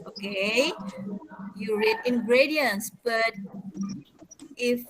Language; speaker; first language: English; non-native, fluent; Indonesian